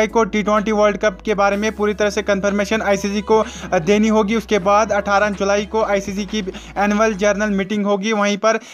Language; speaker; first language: Hindi; native; Hindi